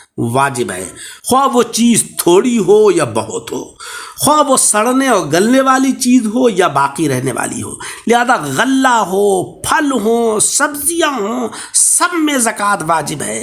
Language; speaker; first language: Urdu; native; Urdu